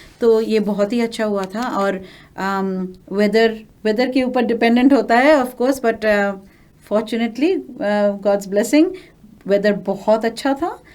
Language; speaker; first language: Hindi; non-native, local second language; Bangla